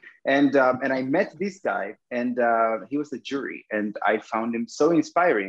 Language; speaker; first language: English; non-native, fluent; Spanish